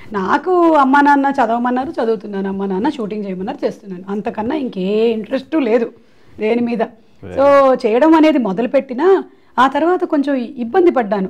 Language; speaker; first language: Telugu; non-native, local second language; Malayalam